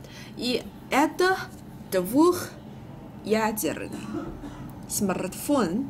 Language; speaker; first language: Russian; non-native, learner; Chinese